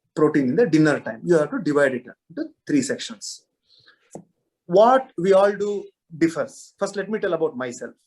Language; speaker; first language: English; non-native, local second language; Kannada